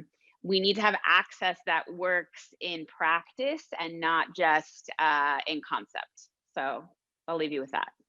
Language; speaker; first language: English; native; English